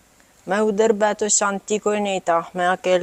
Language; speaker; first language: Hindi; non-native, learner; Italian